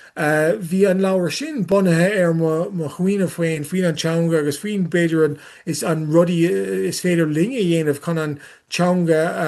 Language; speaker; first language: Irish; non-native, learner; English